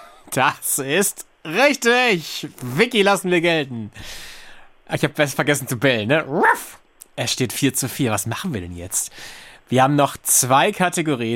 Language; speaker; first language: German; native; German